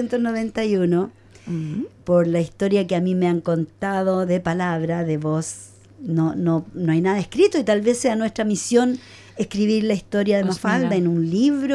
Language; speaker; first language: Spanish; native; Spanish